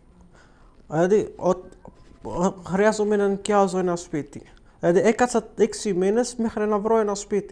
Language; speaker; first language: Greek; non-native, fluent; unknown